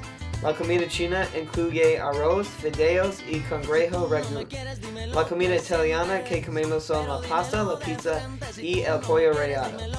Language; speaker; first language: Spanish; non-native, learner; English